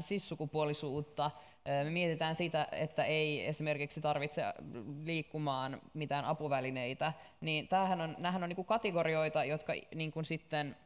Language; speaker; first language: Finnish; native; Finnish